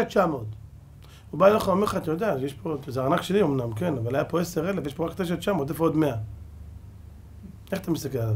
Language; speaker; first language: Hebrew; native; Hebrew